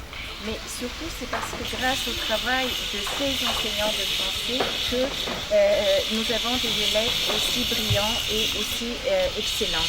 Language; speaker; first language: French; non-native, fluent; Bulgarian